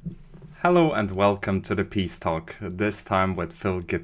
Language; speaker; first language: English; non-native, fluent; German